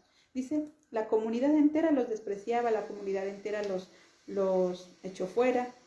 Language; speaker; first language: Spanish; native; Spanish